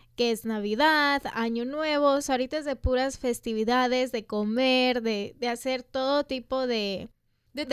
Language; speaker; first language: Spanish; early bilingual, heritage; Spanish